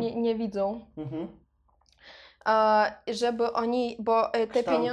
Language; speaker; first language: Polish; non-native, learner; Russian